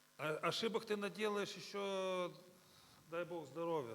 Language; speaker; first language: Russian; native; Russian